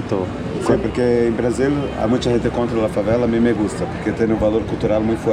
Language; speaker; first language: Spanish; non-native, fluent; Portuguese